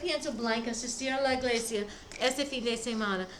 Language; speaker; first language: Spanish; non-native, fluent; English